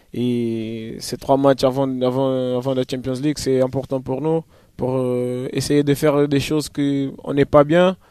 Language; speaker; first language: French; non-native, fluent; Portuguese